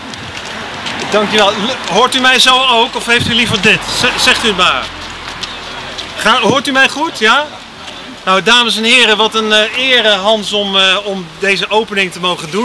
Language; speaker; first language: Dutch; native; Dutch